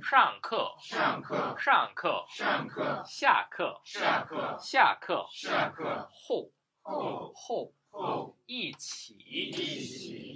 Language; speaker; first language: Chinese; non-native, fluent; Korean